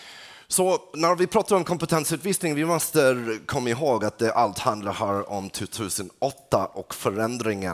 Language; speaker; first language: Swedish; non-native, fluent; English